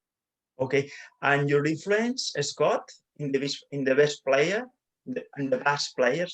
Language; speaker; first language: English; non-native, learner; Spanish